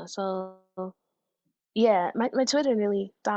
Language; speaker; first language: Welsh; non-native, fluent; English